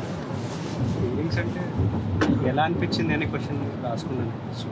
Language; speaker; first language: Telugu; native; Telugu